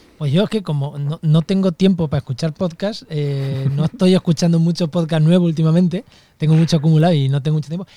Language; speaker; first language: Spanish; native; Spanish